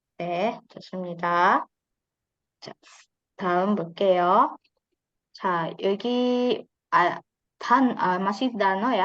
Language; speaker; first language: Korean; non-native, fluent; Indonesian